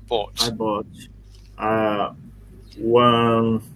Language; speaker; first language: English; non-native, learner; Portuguese